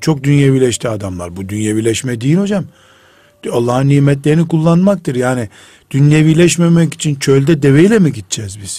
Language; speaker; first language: Turkish; native; Turkish